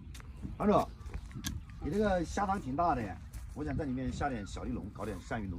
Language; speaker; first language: Chinese; native; Chinese